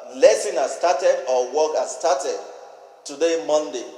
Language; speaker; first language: English; non-native, local second language; Yoruba